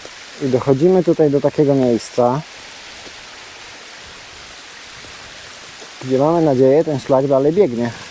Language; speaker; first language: Polish; native; Polish